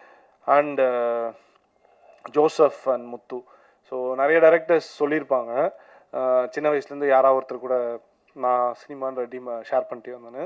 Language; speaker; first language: Tamil; native; Tamil